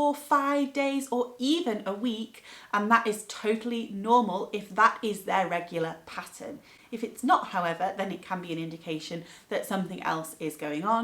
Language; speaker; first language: English; native; English